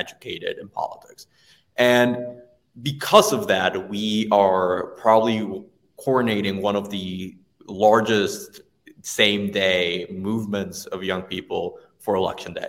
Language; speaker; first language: English; non-native, fluent; Spanish